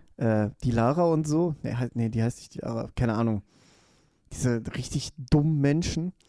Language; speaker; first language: German; native; German